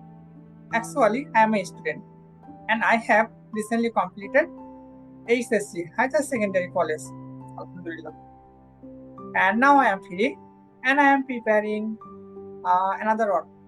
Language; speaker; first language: English; non-native, learner; Bangla